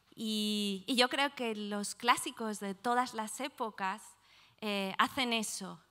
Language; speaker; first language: Spanish; native; Spanish